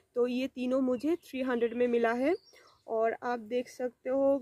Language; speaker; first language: Hindi; non-native, local second language; Bangla